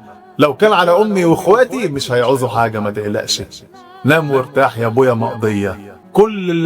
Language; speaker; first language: Arabic; native; Arabic